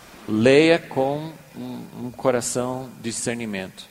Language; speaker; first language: Portuguese; native; Portuguese